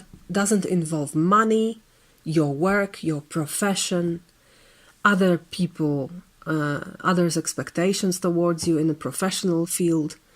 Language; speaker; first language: English; non-native, fluent; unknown